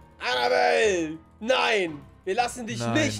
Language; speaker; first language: German; native; German